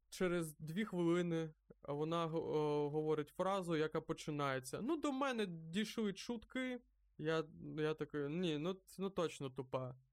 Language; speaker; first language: Ukrainian; non-native, local second language; Russian